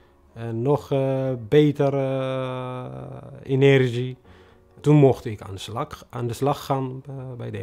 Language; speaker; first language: Dutch; non-native, fluent; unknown